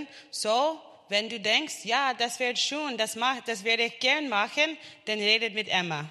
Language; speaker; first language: German; non-native, learner; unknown